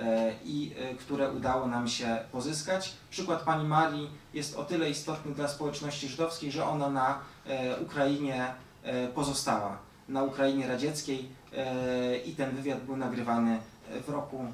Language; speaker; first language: Polish; native; Polish